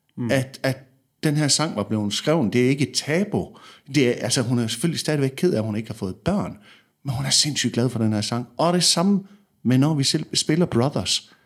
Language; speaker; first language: Danish; native; Danish